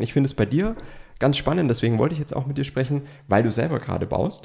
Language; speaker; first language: German; native; German